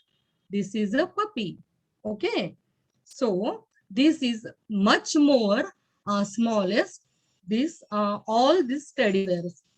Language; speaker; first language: English; non-native, learner; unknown